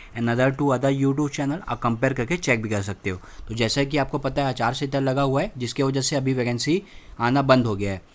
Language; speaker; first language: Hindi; native; Hindi